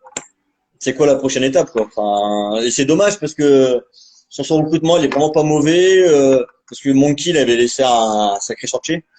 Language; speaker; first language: French; native; French